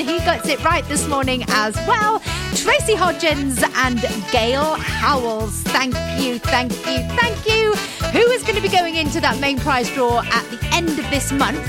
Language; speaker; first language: English; native; English